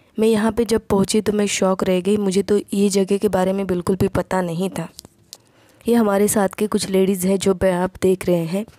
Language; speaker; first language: Hindi; non-native, local second language; Marathi